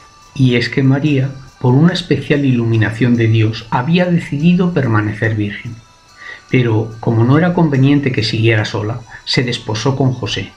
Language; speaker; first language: Spanish; native; Spanish